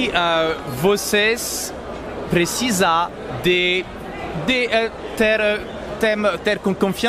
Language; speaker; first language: Portuguese; non-native, learner; French